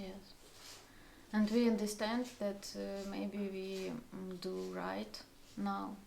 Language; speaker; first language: English; non-native, learner; Russian